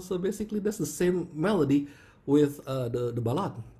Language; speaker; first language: English; non-native, fluent; Indonesian